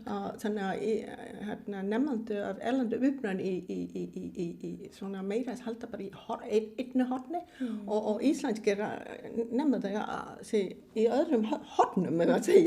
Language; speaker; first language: Icelandic; non-native, fluent; Vietnamese